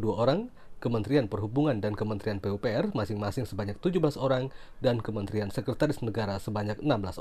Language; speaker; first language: Indonesian; native; Indonesian